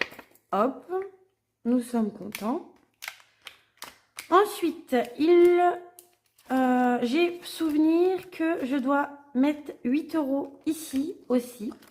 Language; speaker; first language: French; native; French